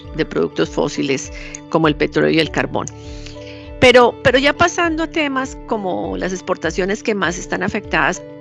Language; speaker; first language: Spanish; native; Spanish